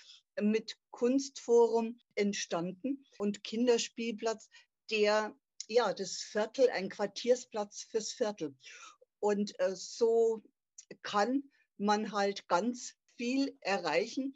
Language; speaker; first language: German; native; German